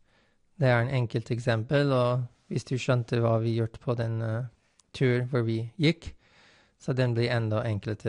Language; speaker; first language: Norwegian; non-native, fluent; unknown